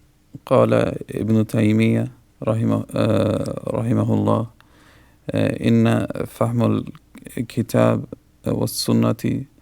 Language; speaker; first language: Arabic; non-native, learner; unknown